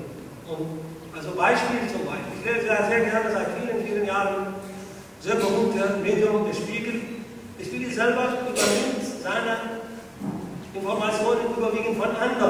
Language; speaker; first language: German; non-native, fluent; Arabic